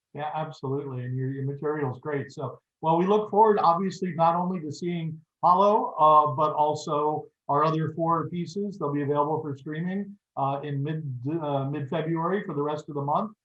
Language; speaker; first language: English; native; English